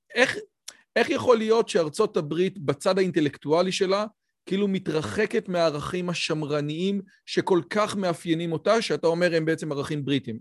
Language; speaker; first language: Hebrew; native; Hebrew